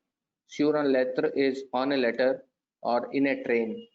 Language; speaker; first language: French; non-native, learner; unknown